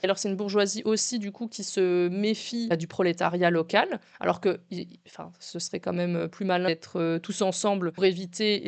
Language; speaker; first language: French; native; French